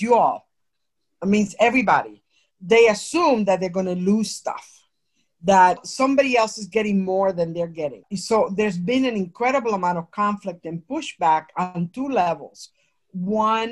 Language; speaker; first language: English; native; English